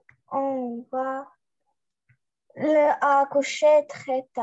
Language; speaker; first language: French; non-native, learner; Russian